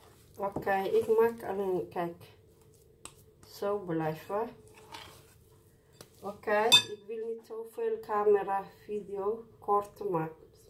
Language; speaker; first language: Dutch; non-native, learner; Somali